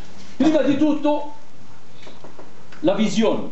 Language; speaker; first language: Italian; non-native, fluent; Arabic